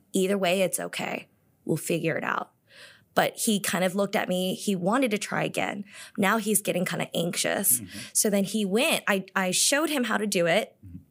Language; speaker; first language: English; early bilingual, other home language; Korean